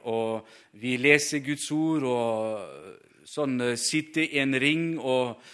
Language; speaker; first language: Norwegian; non-native, fluent; Ukrainian